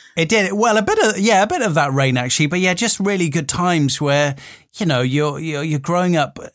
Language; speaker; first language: English; native; English